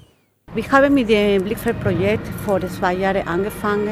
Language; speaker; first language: German; non-native, fluent; Spanish